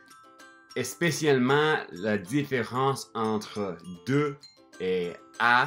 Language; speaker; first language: French; non-native, learner; English